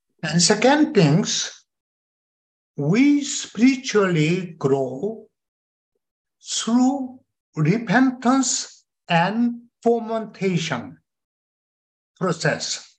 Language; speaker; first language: English; non-native, learner; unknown